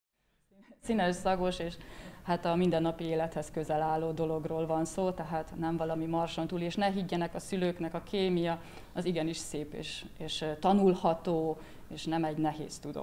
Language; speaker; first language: Hungarian; native; Hungarian